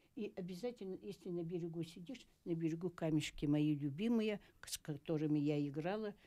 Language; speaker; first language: Russian; native; Russian